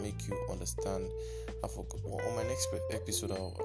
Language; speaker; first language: English; non-native, local second language; Yoruba